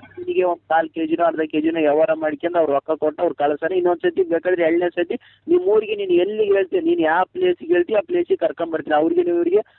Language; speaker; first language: Kannada; native; Kannada